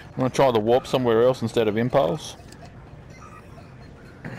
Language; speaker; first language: English; native; English